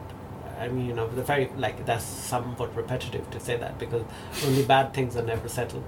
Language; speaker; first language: English; non-native, local second language; Bangla